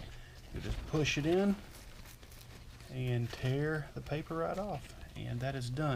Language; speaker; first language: English; native; English